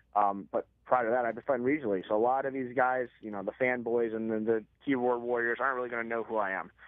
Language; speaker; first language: English; native; English